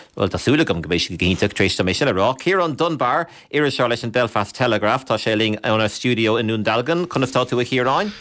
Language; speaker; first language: Irish; native; Irish